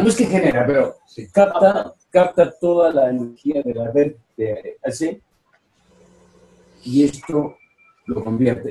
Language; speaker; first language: Spanish; native; Spanish